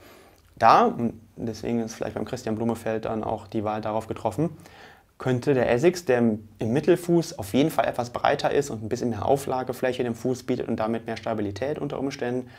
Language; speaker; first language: German; native; German